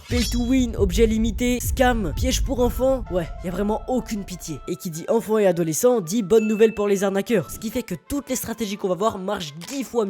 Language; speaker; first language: French; native; French